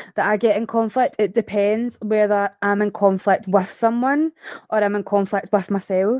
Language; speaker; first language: English; native; English